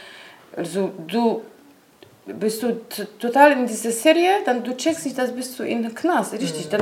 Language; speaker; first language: German; non-native, learner; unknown